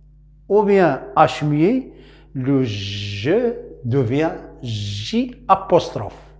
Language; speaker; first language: French; non-native, local second language; Arabic